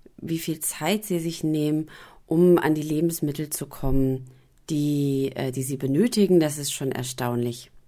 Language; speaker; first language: German; native; German